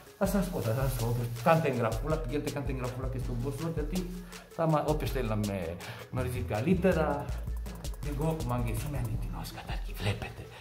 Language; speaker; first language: Greek; non-native, fluent; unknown